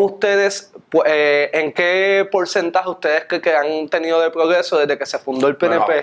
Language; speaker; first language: Spanish; native; Spanish